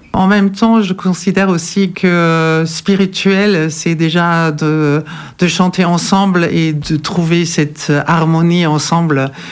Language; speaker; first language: French; non-native, fluent; German